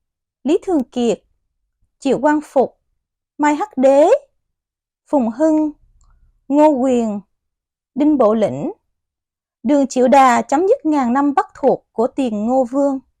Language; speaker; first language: Vietnamese; native; Vietnamese